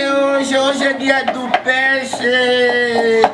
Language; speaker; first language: Portuguese; non-native, learner; Lingala